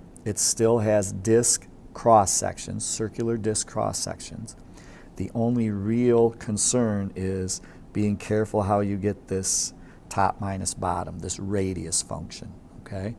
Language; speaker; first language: English; native; English